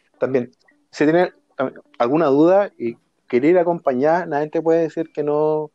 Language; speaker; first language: Spanish; native; Spanish